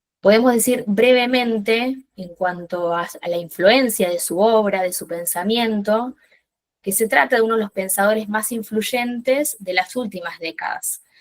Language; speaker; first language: Spanish; native; Spanish